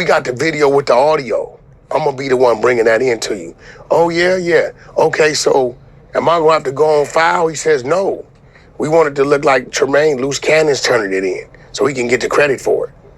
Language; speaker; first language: English; native; English